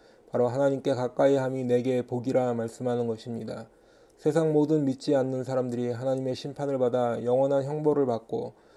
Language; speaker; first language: Korean; native; Korean